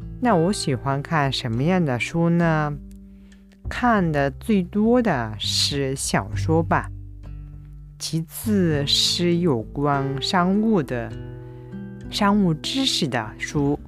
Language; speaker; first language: Chinese; non-native, fluent; Japanese